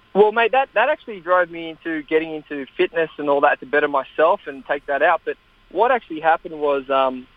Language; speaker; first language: English; native; English